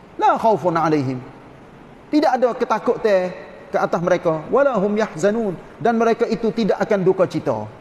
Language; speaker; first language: Malay; native; Malay